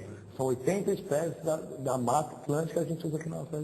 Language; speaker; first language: Portuguese; native; Portuguese